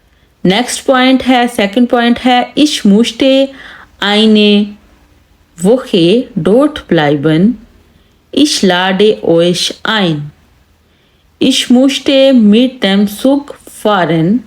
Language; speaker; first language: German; non-native, learner; Urdu